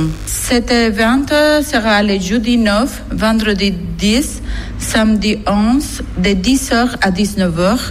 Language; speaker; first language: French; non-native, fluent; Spanish